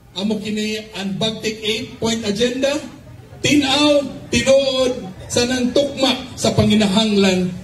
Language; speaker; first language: Cebuano; non-native, local second language; Surigaonon